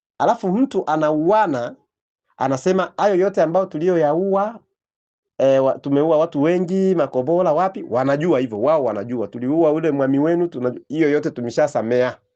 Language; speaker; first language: Swahili; native; Swahili